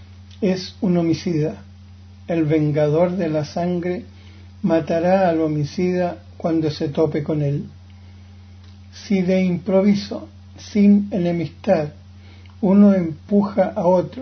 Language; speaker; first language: Spanish; native; Spanish